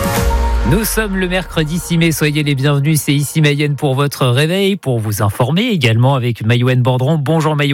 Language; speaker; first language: French; native; French